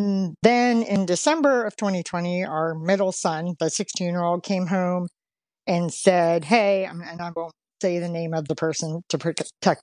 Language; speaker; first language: English; native; English